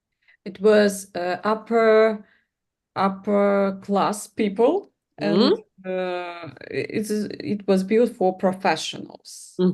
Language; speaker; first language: English; non-native, learner; Russian